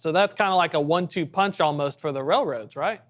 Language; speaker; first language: English; native; English